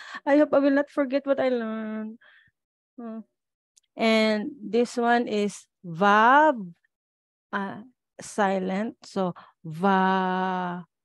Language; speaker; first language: English; non-native, local second language; Filipino